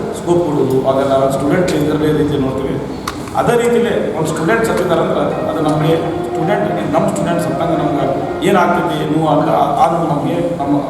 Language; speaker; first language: Kannada; non-native, local second language; Urdu